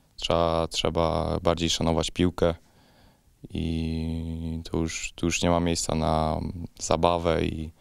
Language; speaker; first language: Polish; native; Polish